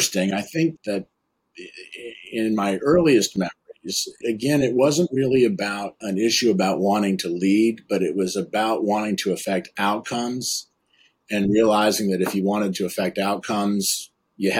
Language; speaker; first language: English; native; English